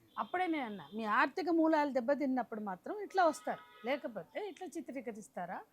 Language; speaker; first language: Telugu; native; Telugu